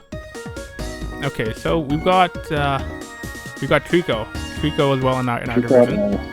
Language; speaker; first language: English; native; English